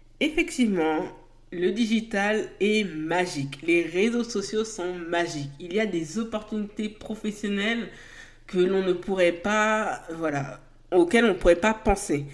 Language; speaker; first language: French; native; French